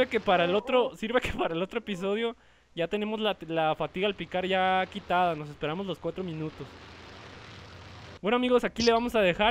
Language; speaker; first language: Spanish; native; Spanish